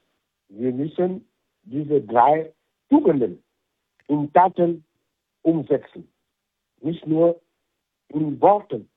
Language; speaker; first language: German; non-native, fluent; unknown